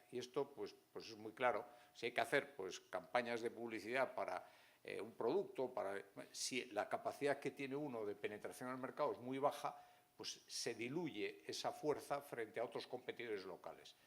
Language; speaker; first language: Spanish; native; Spanish